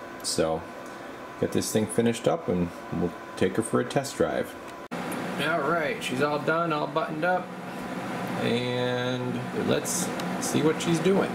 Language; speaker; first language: English; native; English